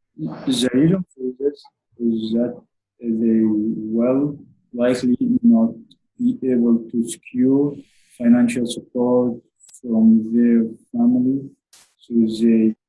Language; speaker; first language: English; non-native, learner; Arabic